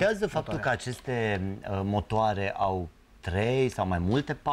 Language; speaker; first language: Romanian; native; Romanian